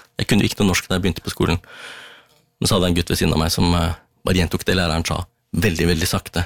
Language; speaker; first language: Norwegian; early bilingual, other home language; Tamil